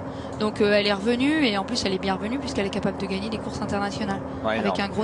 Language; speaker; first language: French; native; French